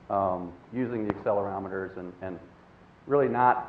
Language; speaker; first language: English; native; English